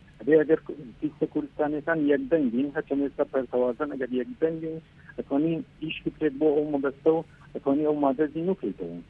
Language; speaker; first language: Central Kurdish; non-native, local second language; Southern Kurdish